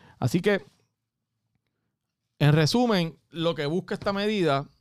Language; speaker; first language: Spanish; native; Spanish